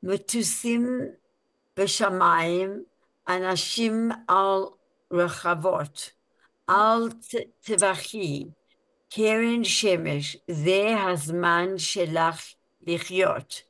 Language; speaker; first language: Hebrew; non-native, learner; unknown